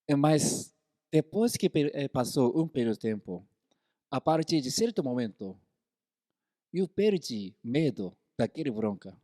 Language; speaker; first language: Portuguese; non-native, fluent; Korean